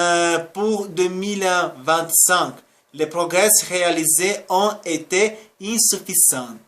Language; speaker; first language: French; non-native, learner; Spanish